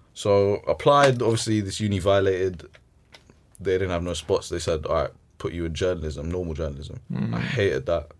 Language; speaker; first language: English; early bilingual, other home language; Arabic